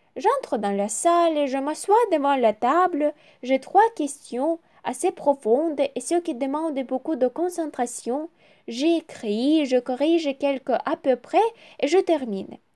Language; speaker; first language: French; non-native, learner; Ukrainian